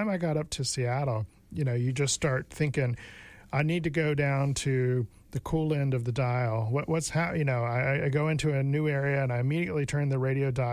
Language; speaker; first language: English; native; English